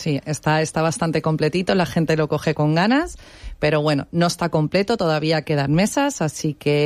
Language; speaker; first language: Spanish; native; Spanish